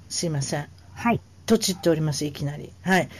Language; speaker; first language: Japanese; native; Japanese